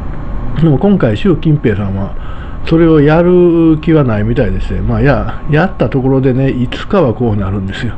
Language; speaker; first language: Japanese; native; Japanese